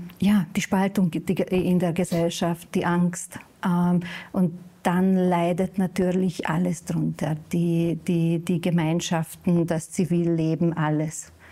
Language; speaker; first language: German; non-native, fluent; Hungarian